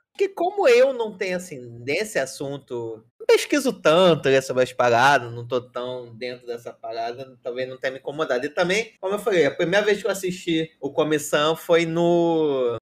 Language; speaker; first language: Portuguese; native; Portuguese